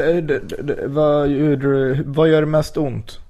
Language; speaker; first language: Swedish; native; Swedish